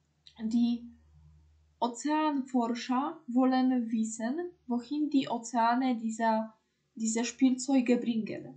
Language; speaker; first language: German; non-native, fluent; Polish